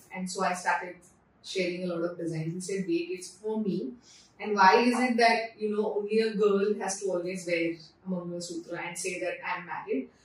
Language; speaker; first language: English; non-native, local second language; Marathi